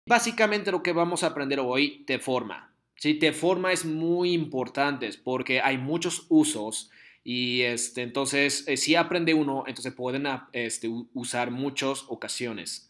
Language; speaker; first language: Spanish; non-native, fluent; Japanese